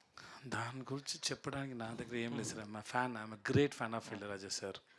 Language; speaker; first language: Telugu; non-native, learner; Tamil